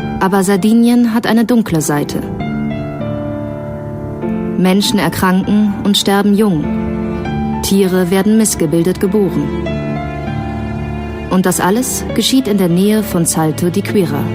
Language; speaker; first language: German; native; German